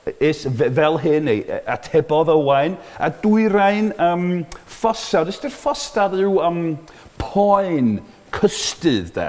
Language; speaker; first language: Welsh; non-native, fluent; English